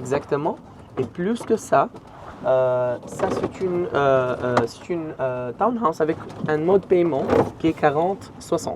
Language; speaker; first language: French; non-native, learner; Arabic